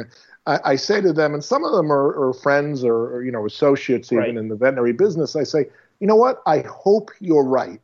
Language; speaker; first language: English; native; English